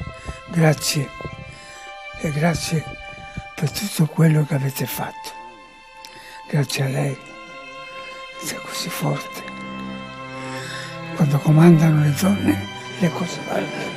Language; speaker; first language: Italian; non-native, fluent; Spanish